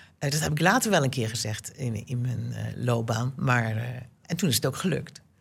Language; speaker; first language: Dutch; native; Dutch